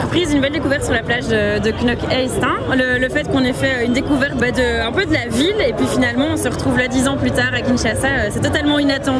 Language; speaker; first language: French; native; French